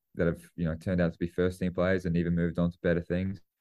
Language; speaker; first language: English; native; English